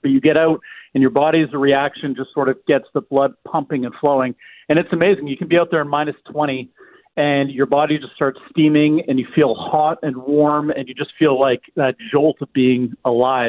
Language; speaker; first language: English; native; English